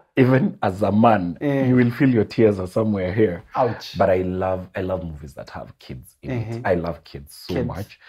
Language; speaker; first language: English; non-native, local second language; Swahili